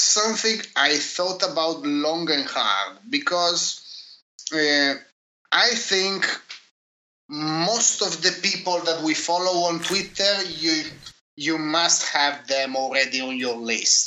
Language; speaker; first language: English; non-native, fluent; Italian